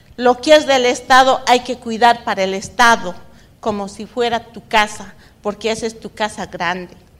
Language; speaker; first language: Spanish; non-native, local second language; Aymara